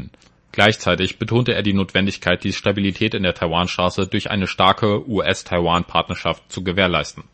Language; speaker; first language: German; native; German